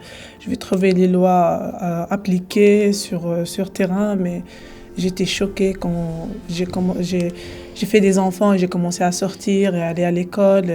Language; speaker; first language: French; non-native, local second language; Arabic